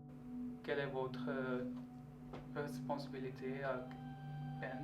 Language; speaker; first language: French; non-native, learner; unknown